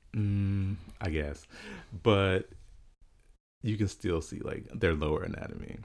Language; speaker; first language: English; early bilingual, other home language; Yoruba